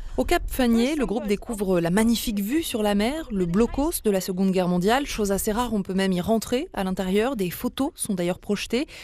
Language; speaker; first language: French; native; French